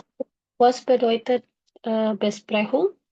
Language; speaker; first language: German; non-native, learner; Indonesian